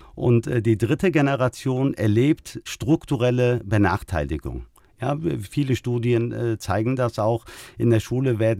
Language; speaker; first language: German; early bilingual, other home language; Turkish